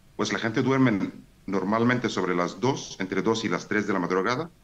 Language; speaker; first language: Spanish; non-native, fluent; Arabic